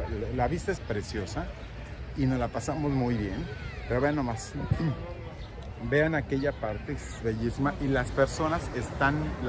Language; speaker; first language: Spanish; native; Spanish